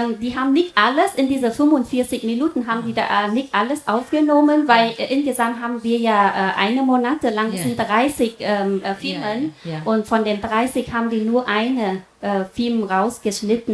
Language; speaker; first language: German; non-native, fluent; Vietnamese